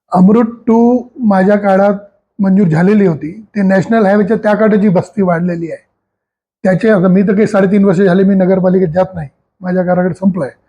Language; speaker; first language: Marathi; non-native, local second language; Hindi